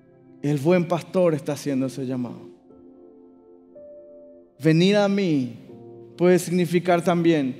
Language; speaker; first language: Spanish; native; Spanish